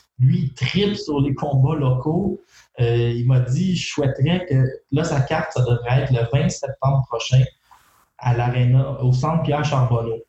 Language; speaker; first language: French; native; French